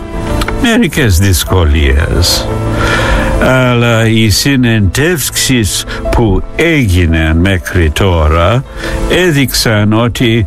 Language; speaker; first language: Greek; non-native, fluent; English